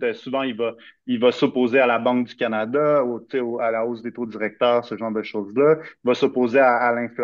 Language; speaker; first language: French; native; French